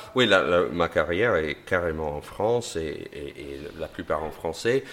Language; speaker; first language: French; non-native, fluent; English